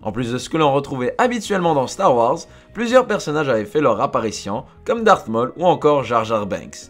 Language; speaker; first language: French; native; French